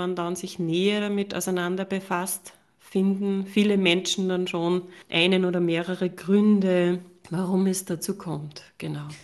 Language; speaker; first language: German; native; German